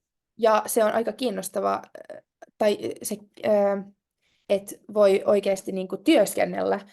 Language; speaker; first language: Finnish; non-native, local second language; Swedish